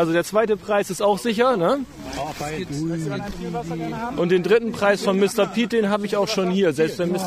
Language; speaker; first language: German; native; German